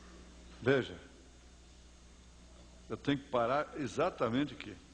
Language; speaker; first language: Portuguese; native; Portuguese